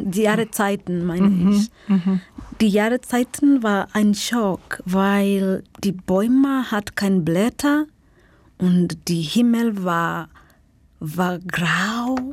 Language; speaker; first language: German; non-native, learner; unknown